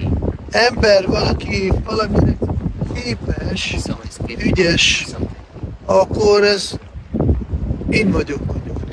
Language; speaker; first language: Hungarian; non-native, fluent; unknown